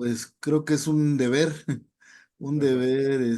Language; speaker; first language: Spanish; native; Spanish